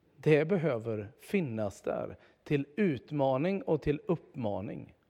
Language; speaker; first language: Swedish; native; Swedish